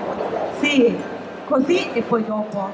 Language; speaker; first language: Italian; non-native, fluent; Japanese